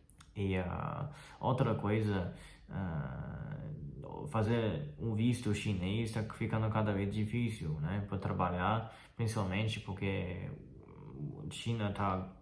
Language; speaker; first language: Portuguese; non-native, fluent; Chinese